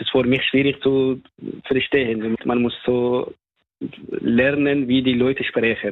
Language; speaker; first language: German; non-native, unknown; Persian